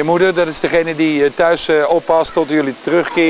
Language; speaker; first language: Dutch; native; Dutch